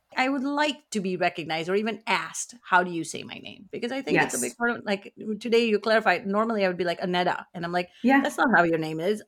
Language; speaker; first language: English; non-native, local second language; Gujarati